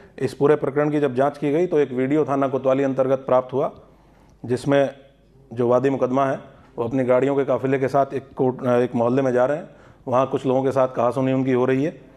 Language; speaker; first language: Hindi; native; Hindi